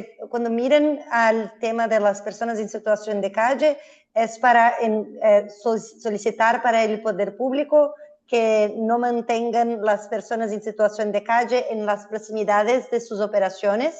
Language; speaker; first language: Spanish; non-native, fluent; Portuguese